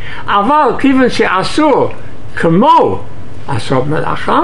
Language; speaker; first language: Hebrew; non-native, fluent; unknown